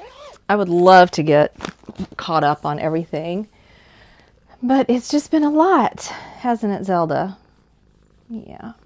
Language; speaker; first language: English; native; English